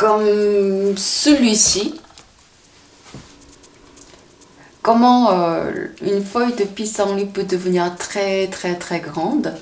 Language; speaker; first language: French; non-native, fluent; Korean